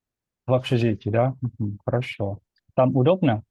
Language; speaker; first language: Russian; non-native, fluent; Indonesian